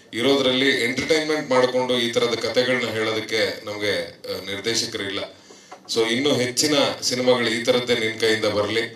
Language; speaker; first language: Kannada; native; Kannada